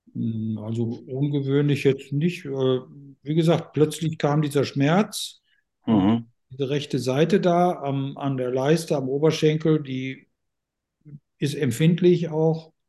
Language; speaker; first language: German; native; German